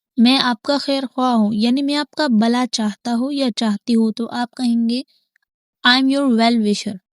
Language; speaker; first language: Hindi; native; Hindi